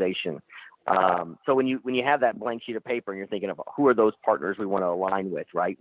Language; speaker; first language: English; native; English